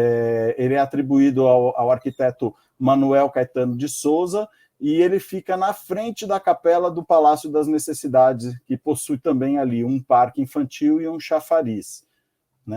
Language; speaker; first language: Portuguese; native; Portuguese